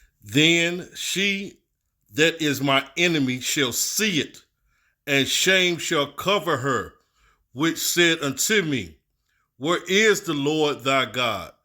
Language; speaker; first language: English; native; English